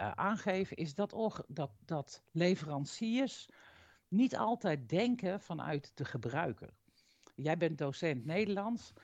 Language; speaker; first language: Dutch; native; Dutch